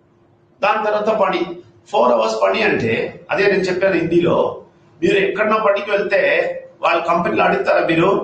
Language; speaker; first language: Telugu; non-native, fluent; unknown